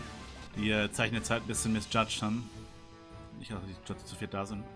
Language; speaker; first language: German; native; German